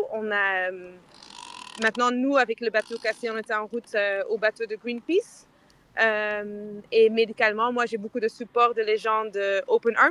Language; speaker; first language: French; non-native, fluent; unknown